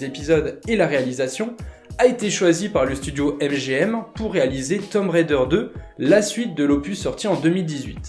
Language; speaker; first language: French; native; French